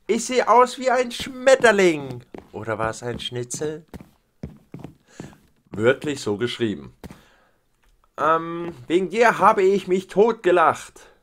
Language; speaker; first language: German; native; German